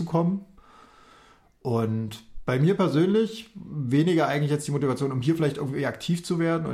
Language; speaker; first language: German; native; German